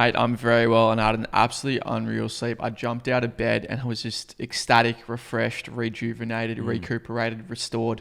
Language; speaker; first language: English; native; English